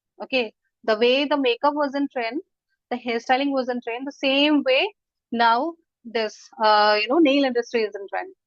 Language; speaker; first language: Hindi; native; Hindi